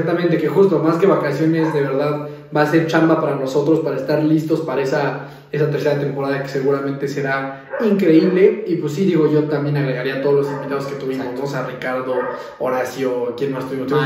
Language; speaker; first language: Spanish; native; Spanish